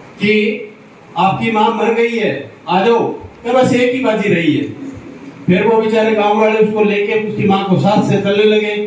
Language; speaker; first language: Hindi; native; Hindi